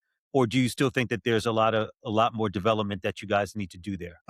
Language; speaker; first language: English; native; English